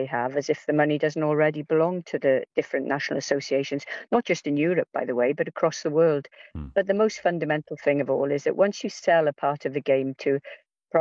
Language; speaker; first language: English; native; English